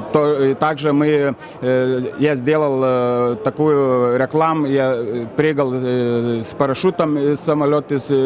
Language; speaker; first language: Russian; non-native, fluent; Lithuanian